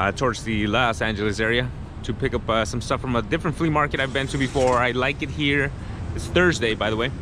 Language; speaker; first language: English; early bilingual, other home language; Spanish